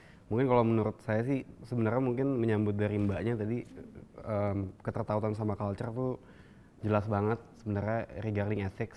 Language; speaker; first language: Indonesian; native; Indonesian